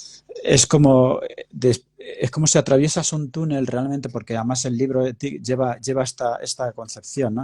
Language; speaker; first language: Spanish; native; Spanish